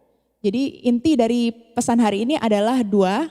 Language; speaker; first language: Indonesian; native; Indonesian